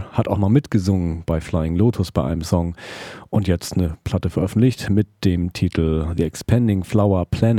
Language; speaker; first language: German; native; German